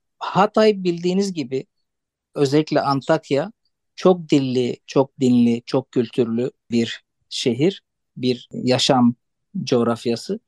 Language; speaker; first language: Turkish; non-native, local second language; Arabic